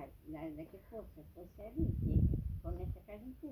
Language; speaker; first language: Portuguese; native; Portuguese